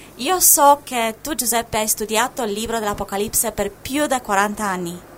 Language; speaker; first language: Italian; non-native, fluent; Spanish